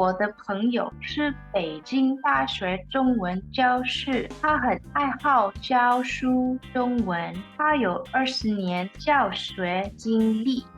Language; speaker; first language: Chinese; non-native, learner; English